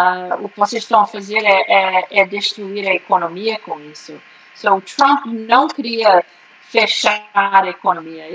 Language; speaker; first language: Portuguese; early bilingual, heritage; Portuguese